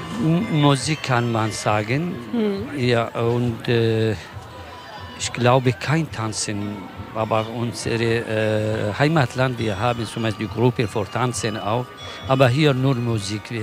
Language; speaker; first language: German; non-native, learner; Kurdish